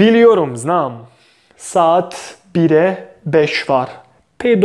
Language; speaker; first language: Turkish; non-native, fluent; Bosnian